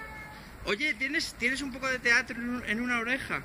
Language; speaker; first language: Spanish; native; Spanish